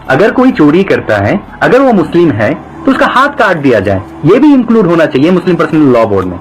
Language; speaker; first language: Hindi; non-native, fluent; Bangla